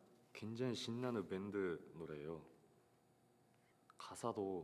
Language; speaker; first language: Korean; non-native, fluent; Japanese